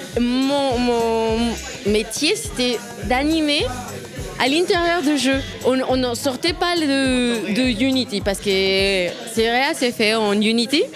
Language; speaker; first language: French; non-native, fluent; Spanish